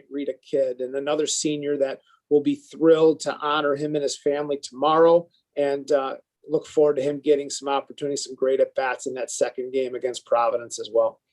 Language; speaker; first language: English; native; English